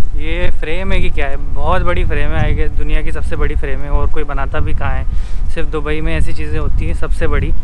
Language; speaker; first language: Hindi; native; Hindi